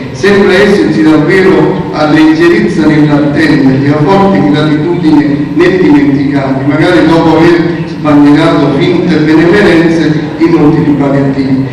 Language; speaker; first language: Italian; native; Italian